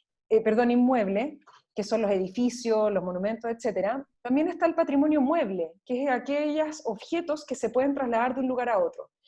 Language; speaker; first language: Spanish; native; Spanish